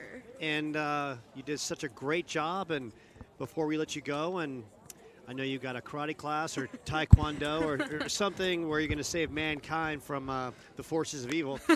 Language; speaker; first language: English; native; English